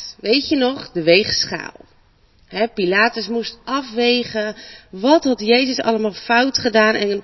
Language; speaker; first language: Dutch; native; Dutch